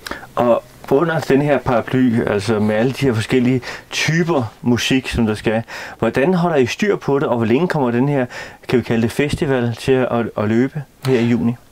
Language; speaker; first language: Danish; native; Danish